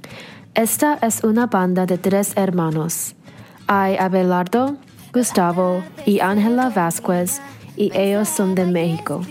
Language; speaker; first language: Spanish; non-native, learner; English